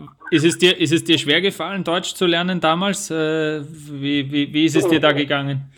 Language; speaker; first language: German; native; German